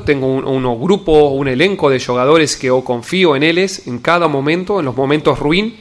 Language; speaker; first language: Portuguese; non-native, learner; Spanish